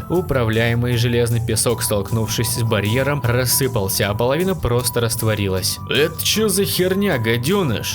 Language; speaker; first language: Russian; native; Russian